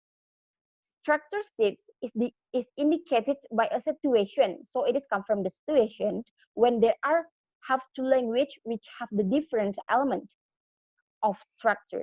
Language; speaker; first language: English; non-native, learner; Indonesian